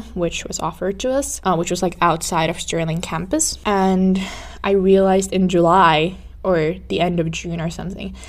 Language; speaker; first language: English; non-native, fluent; Finnish